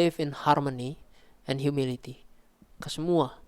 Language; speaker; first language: English; non-native, local second language; Indonesian